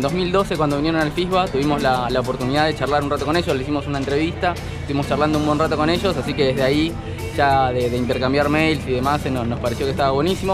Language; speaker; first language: Spanish; native; Spanish